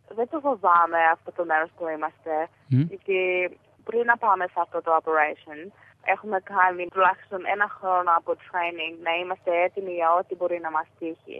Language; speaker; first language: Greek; early bilingual, heritage; Greek